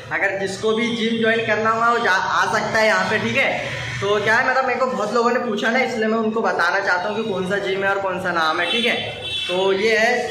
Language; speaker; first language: Hindi; native; Hindi